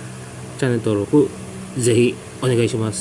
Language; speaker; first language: Japanese; non-native, fluent; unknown